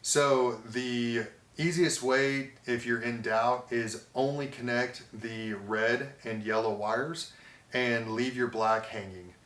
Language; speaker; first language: English; native; English